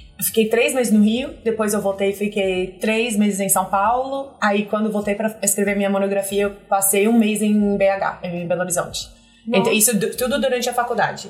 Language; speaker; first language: Portuguese; non-native, fluent; English